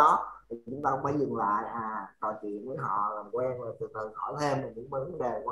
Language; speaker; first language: Vietnamese; native; Vietnamese